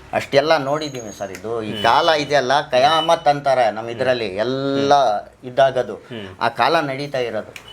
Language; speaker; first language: Kannada; non-native, local second language; Urdu